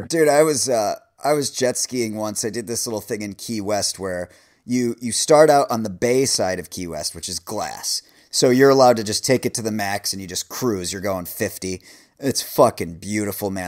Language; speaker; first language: English; native; English